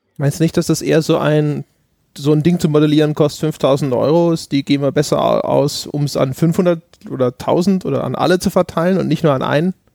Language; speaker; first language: German; native; German